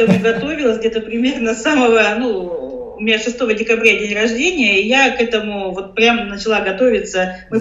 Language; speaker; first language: Russian; native; Russian